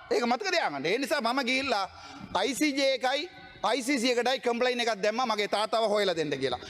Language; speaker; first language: Sinhala; non-native, local second language; Tamil